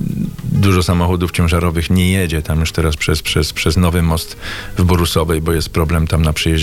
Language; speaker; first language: Polish; native; Polish